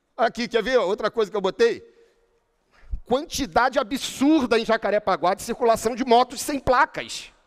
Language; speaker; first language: Portuguese; native; Portuguese